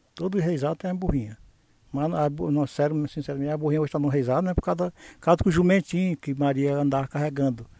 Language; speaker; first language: Portuguese; native; Portuguese